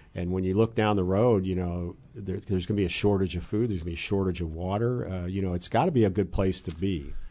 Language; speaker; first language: English; native; English